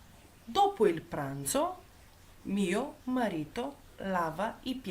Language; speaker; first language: Italian; non-native, fluent; Macedonian